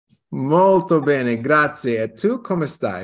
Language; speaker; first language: Italian; non-native, learner; English